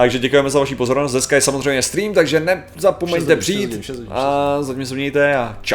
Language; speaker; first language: Czech; native; Czech